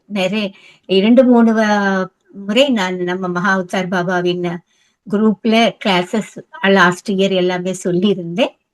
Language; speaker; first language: Tamil; non-native, local second language; Telugu